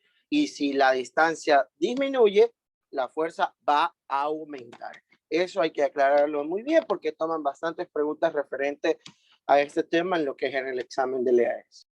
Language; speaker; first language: Spanish; native; Spanish